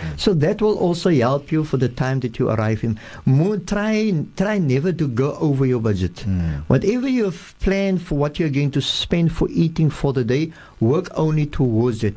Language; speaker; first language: English; early bilingual, other home language; Afrikaans